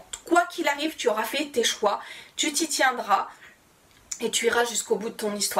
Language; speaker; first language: French; native; French